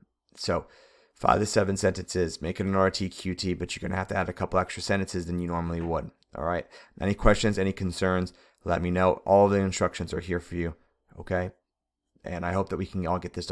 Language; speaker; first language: English; native; English